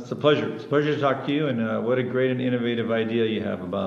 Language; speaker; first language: English; early bilingual, other home language; German